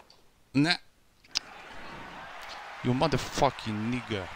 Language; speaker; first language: English; non-native, learner; Hungarian